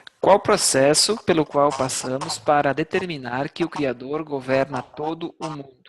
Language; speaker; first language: Portuguese; native; Portuguese